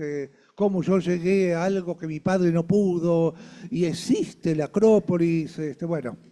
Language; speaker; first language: Spanish; native; Spanish